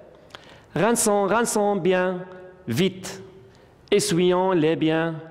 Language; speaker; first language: French; non-native, local second language; Arabic